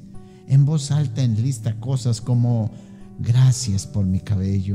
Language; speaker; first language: Spanish; native; Spanish